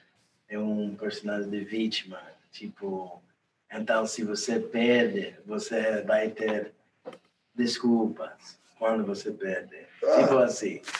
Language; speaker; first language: Portuguese; non-native, learner; English